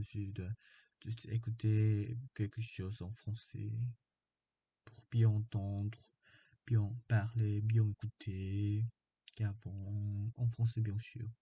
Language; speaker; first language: French; non-native, fluent; Korean